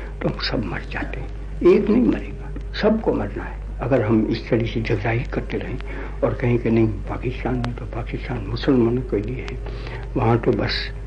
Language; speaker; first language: Hindi; non-native, local second language; Gujarati